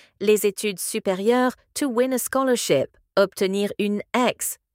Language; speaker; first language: French; native; French